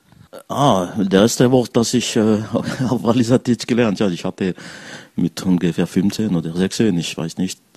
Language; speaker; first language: German; non-native, local second language; French